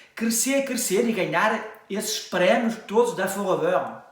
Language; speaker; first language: Portuguese; early bilingual, heritage; French